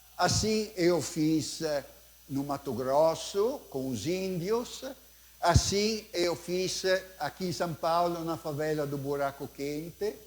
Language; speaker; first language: Portuguese; non-native, fluent; Italian